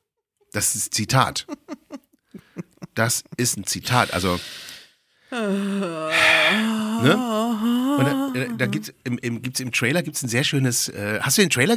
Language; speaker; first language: German; native; German